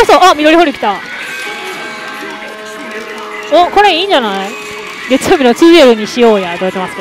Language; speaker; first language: Japanese; native; Japanese